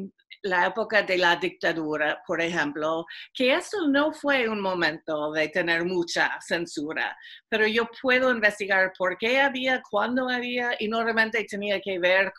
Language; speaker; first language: Spanish; non-native, fluent; English